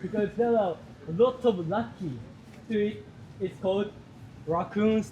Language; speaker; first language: English; non-native, learner; Japanese